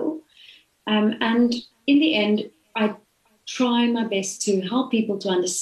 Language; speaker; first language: English; non-native, local second language; Afrikaans